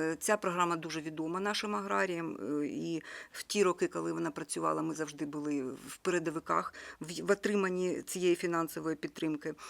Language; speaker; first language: Ukrainian; native; Ukrainian